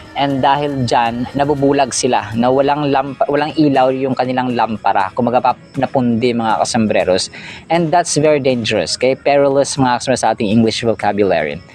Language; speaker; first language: Filipino; non-native, local second language; Cebuano